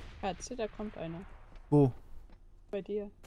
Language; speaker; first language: German; native; German